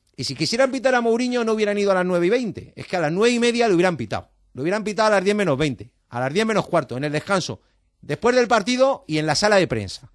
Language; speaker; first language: Spanish; native; Spanish